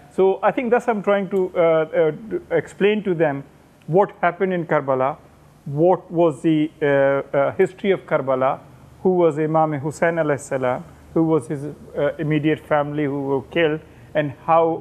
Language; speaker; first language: English; non-native, local second language; Urdu